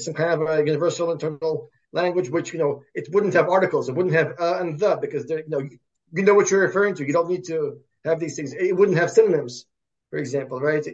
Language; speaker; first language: English; early bilingual, other home language; Russian